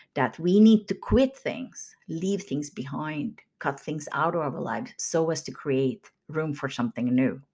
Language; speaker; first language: English; non-native, fluent; Swedish